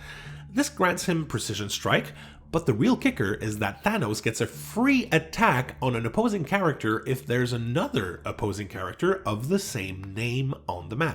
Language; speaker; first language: English; native; English